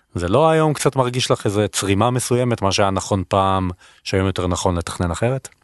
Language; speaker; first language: Hebrew; native; Hebrew